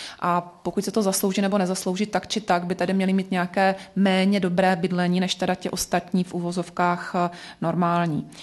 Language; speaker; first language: Czech; native; Czech